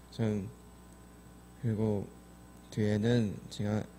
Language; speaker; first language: Korean; non-native, learner; Chinese